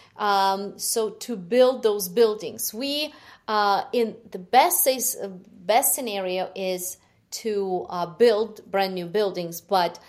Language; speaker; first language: English; non-native, fluent; Ukrainian